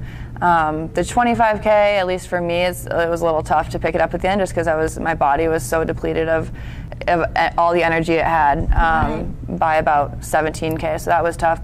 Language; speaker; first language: English; native; English